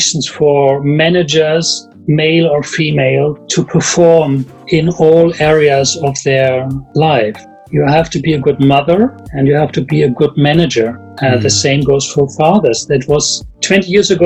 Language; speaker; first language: English; non-native, fluent; German